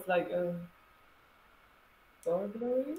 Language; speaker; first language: English; non-native, fluent; German